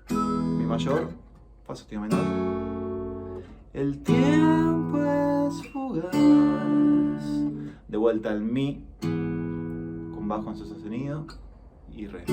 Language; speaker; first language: Spanish; native; Spanish